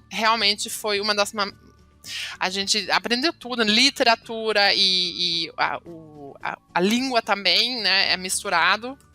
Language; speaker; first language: Portuguese; non-native, fluent; German